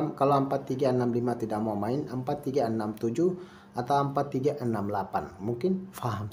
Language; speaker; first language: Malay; non-native, learner; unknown